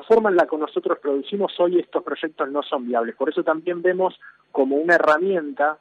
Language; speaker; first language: Spanish; native; Spanish